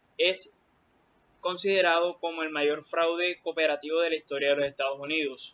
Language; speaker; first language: Spanish; native; Spanish